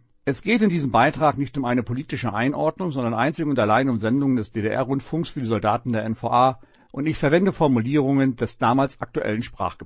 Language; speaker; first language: German; native; German